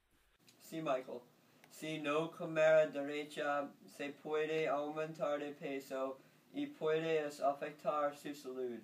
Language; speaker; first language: Spanish; non-native, learner; English